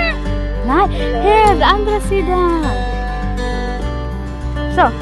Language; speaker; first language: Swedish; non-native, learner; Filipino